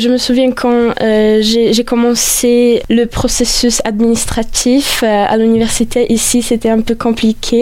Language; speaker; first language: French; non-native, fluent; Polish